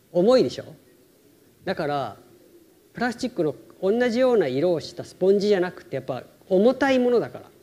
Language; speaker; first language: Japanese; native; Japanese